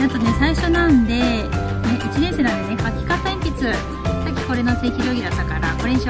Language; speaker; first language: Japanese; native; Japanese